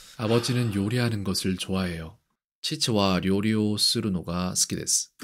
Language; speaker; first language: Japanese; non-native, learner; Korean